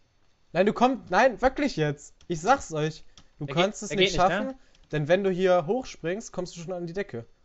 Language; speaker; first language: German; native; German